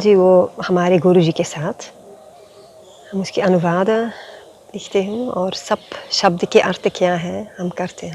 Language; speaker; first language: Hindi; non-native, fluent; Dutch